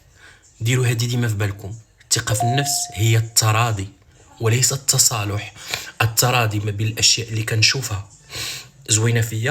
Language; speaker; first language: Arabic; native; Arabic